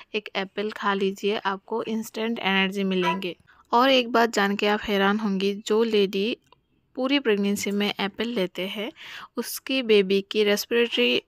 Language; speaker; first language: Hindi; non-native, local second language; Bangla